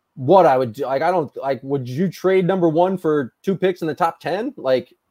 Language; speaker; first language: English; native; English